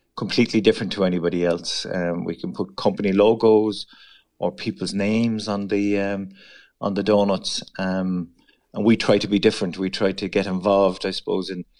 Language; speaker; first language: English; native; English